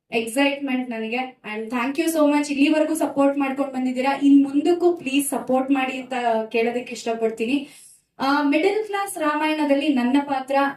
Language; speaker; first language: Kannada; native; Kannada